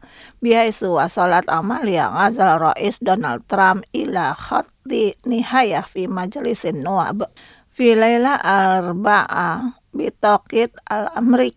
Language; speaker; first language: Arabic; non-native, fluent; Indonesian